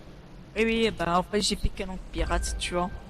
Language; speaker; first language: French; native; French